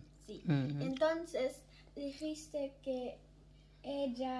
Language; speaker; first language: Spanish; early bilingual, heritage; German